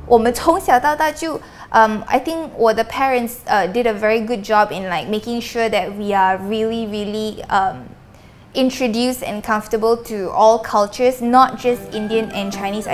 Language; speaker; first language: English; non-native, local second language; Chinese